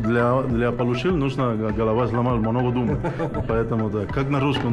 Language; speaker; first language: Russian; non-native, learner; Spanish